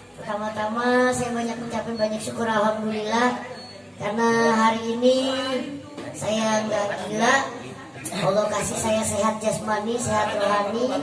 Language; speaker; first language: Indonesian; native; Indonesian